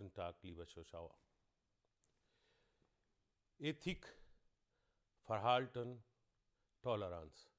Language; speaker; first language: German; non-native, fluent; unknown